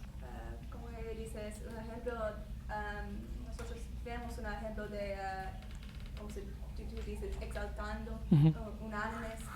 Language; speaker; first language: Spanish; non-native, learner; English